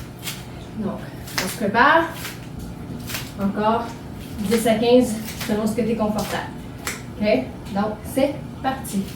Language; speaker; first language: French; native; French